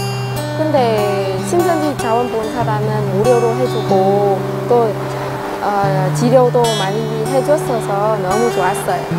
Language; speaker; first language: Korean; non-native, learner; Vietnamese